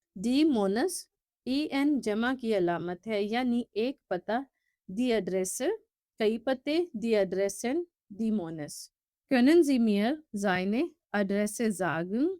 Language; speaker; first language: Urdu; native; Urdu